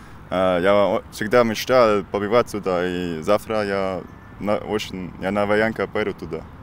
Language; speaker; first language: Russian; non-native, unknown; German